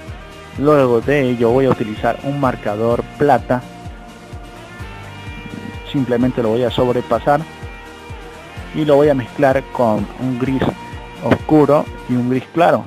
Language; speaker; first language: Spanish; native; Spanish